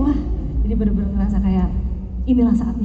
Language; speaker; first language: Indonesian; native; Indonesian